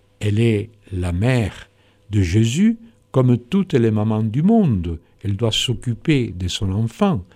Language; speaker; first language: French; non-native, fluent; Spanish